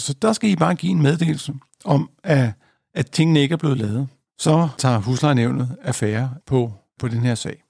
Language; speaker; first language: Danish; native; Danish